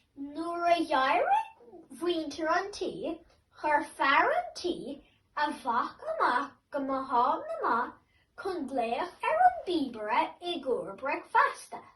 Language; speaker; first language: Irish; native; Irish